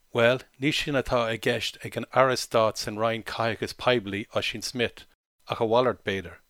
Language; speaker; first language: Irish; non-native, local second language; English